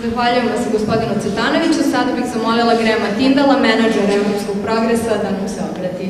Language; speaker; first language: Serbian; native; Serbian